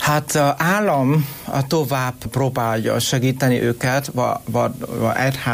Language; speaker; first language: Hungarian; non-native, learner; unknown